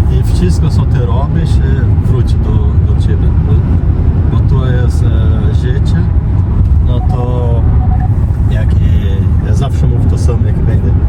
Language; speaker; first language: Polish; non-native, learner; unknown